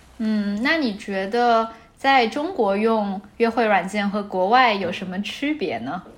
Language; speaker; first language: Chinese; native; Chinese